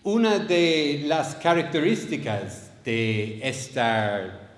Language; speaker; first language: Spanish; non-native, fluent; English